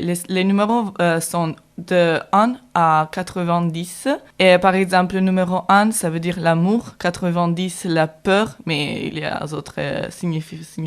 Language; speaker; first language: French; non-native, learner; Italian